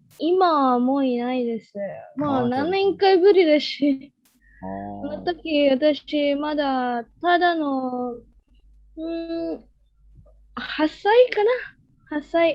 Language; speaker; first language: Japanese; non-native, learner; Indonesian